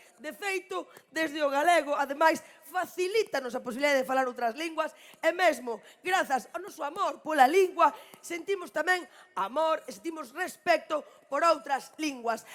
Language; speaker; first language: Galician; native; Galician